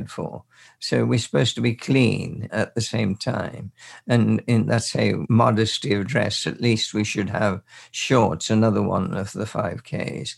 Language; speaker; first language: English; native; English